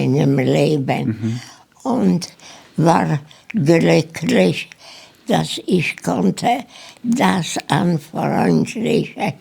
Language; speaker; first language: German; non-native, learner; Polish